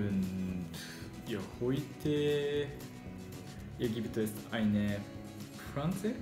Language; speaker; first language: German; non-native, learner; Japanese